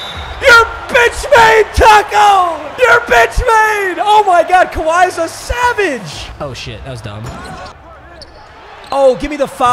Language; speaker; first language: English; native; English